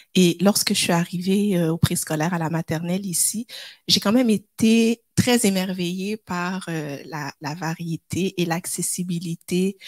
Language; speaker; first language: French; native; French